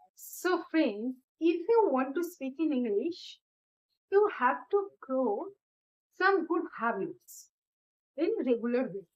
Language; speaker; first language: English; non-native, learner; Bangla